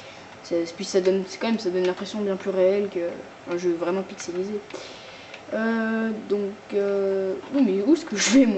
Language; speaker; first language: French; native; French